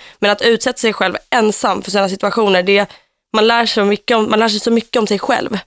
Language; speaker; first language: Swedish; early bilingual, heritage; Swedish